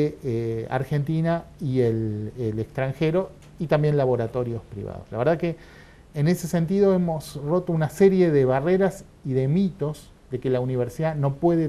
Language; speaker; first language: Spanish; native; Spanish